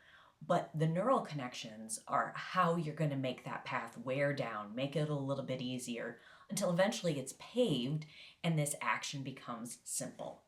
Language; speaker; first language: English; native; English